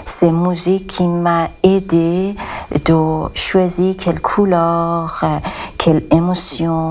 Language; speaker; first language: French; non-native, learner; Persian